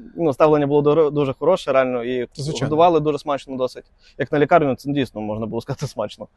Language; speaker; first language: Ukrainian; native; Ukrainian